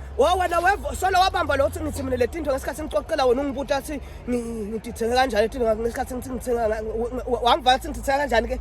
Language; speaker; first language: Zulu; non-native, local second language; Swati